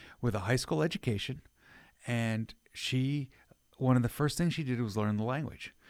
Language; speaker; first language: English; native; English